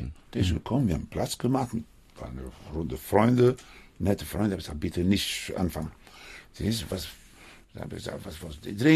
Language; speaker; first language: German; non-native, fluent; Spanish